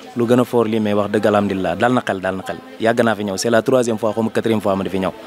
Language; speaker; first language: Wolof; non-native, local second language; Fula